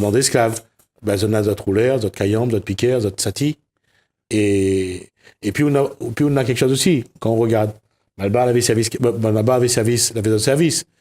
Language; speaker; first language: French; non-native, local second language; Réunion Creole French